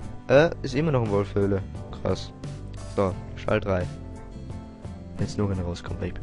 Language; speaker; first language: German; native; German